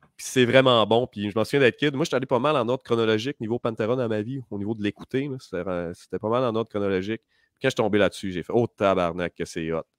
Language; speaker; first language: French; native; French